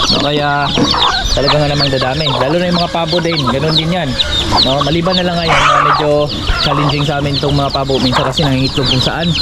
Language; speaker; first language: Filipino; native; Filipino